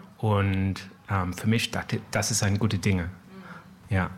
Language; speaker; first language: German; non-native, learner; English